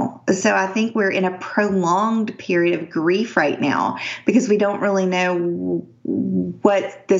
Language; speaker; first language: English; native; English